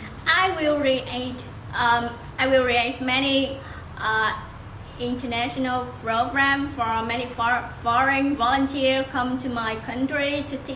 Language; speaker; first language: English; non-native, learner; Vietnamese